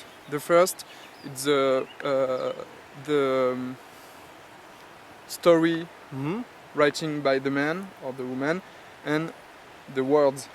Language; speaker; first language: English; non-native, learner; French